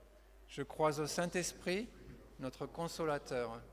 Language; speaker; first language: French; native; French